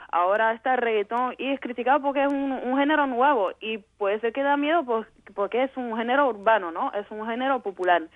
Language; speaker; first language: Spanish; non-native, fluent; Polish